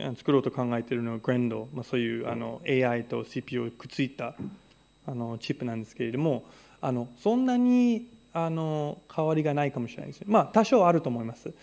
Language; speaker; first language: Japanese; non-native, fluent; English